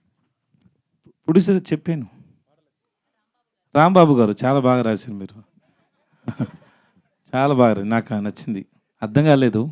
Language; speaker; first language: Telugu; non-native, learner; Tamil